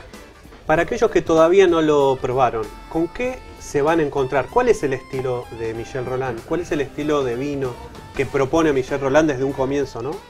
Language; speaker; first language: Spanish; native; Spanish